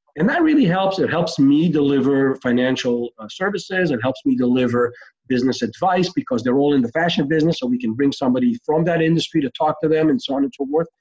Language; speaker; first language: English; early bilingual, other home language; Hebrew